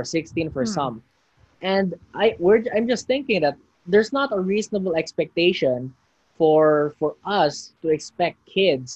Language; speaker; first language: English; non-native, local second language; Cebuano